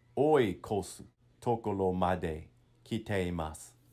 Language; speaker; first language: Japanese; non-native, learner; English